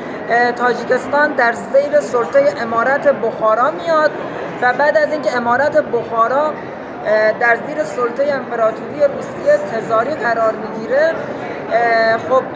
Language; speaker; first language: Persian; native; Persian